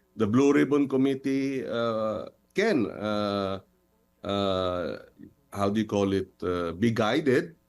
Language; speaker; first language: English; non-native, local second language; Filipino